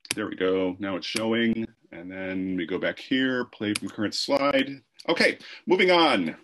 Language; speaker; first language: English; native; English